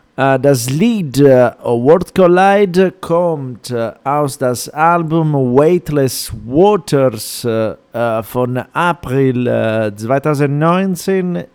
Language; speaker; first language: German; non-native, fluent; Italian